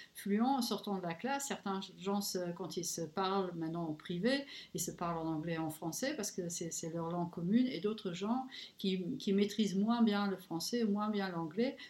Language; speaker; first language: French; non-native, local second language; Luxembourgish